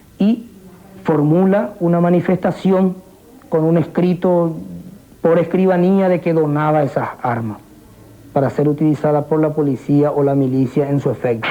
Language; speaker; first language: Spanish; native; Spanish